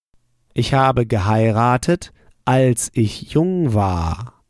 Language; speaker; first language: German; non-native, fluent; English